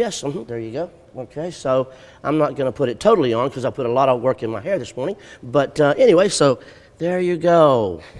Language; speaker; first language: English; native; English